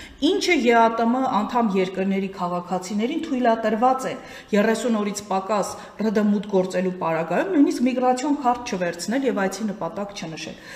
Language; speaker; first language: Armenian; native; Armenian